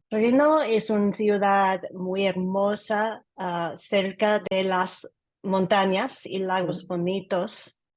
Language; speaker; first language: Spanish; non-native, learner; English